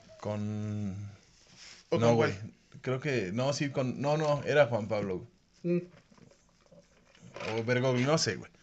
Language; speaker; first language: Spanish; native; Spanish